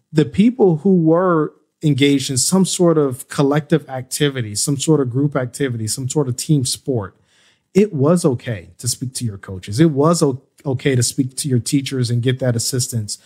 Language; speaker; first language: English; native; English